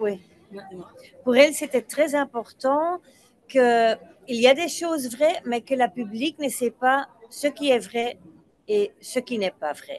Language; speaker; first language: French; non-native, local second language; Dutch